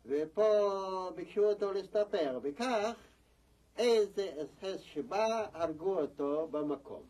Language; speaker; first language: Hebrew; non-native, fluent; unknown